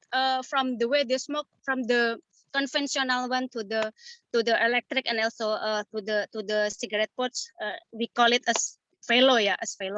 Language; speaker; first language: English; non-native, fluent; Indonesian